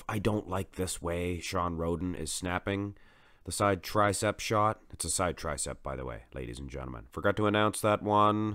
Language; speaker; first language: English; native; English